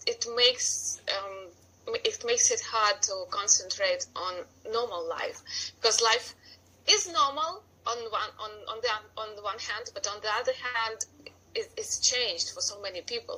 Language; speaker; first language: English; non-native, fluent; Russian